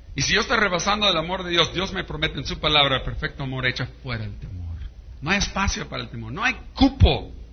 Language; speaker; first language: Spanish; early bilingual, heritage; Spanish